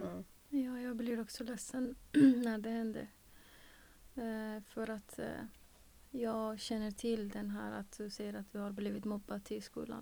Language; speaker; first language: Swedish; non-native, fluent; Persian